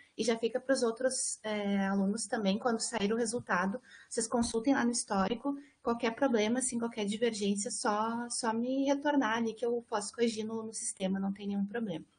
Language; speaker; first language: Portuguese; native; Portuguese